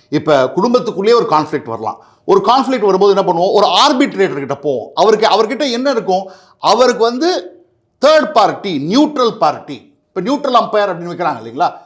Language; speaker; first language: Tamil; native; Tamil